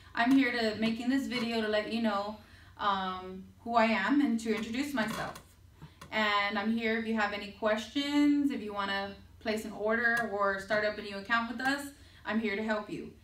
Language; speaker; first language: English; early bilingual, other home language; Spanish